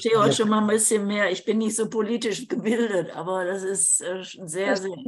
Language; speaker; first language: German; native; German